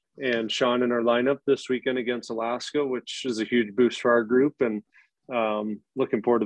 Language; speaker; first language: English; native; English